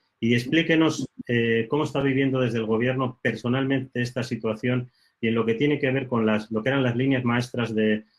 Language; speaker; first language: Spanish; native; Spanish